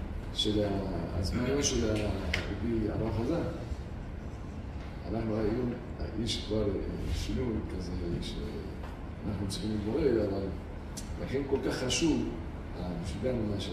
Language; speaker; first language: Hebrew; non-native, fluent; Spanish